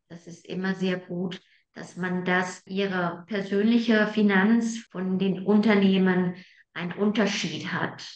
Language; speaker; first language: German; non-native, fluent; Spanish